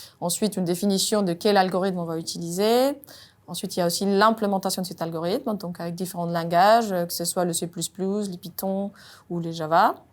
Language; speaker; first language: French; non-native, fluent; Spanish